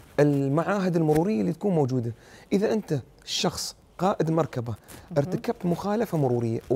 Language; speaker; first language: Arabic; native; Arabic